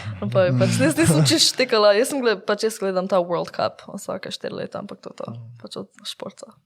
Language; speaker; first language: Slovenian; early bilingual, heritage; Slovenian